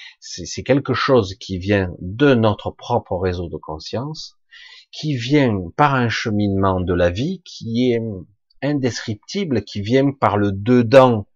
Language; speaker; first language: French; native; French